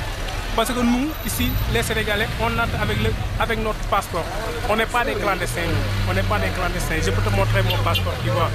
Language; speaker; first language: French; non-native, local second language; Wolof